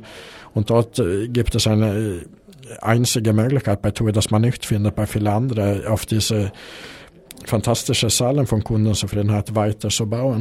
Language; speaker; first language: German; non-native, fluent; Swedish